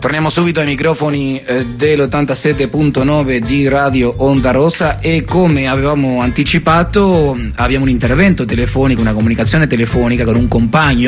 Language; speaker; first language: Italian; native; Italian